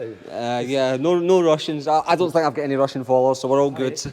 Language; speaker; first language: English; native; English